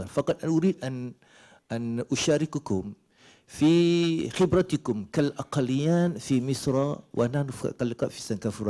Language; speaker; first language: Arabic; non-native, learner; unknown